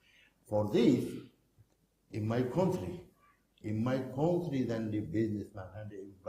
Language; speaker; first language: English; non-native, learner; Turkish